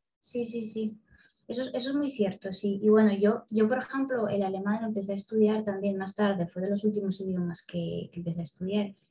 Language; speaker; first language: Spanish; early bilingual, other home language; Russian